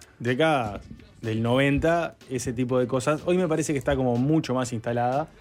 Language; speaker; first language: Spanish; native; Spanish